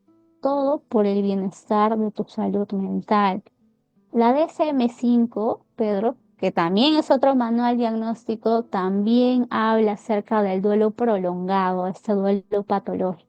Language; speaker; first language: Spanish; native; Spanish